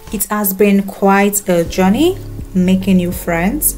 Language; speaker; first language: English; non-native, local second language; Yoruba